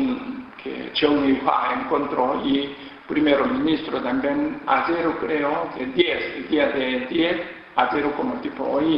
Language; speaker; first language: Spanish; non-native, learner; Korean